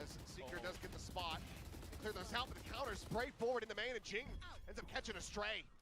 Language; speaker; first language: English; native; English